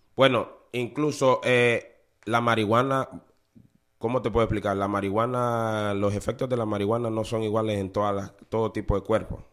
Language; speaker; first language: Spanish; native; Spanish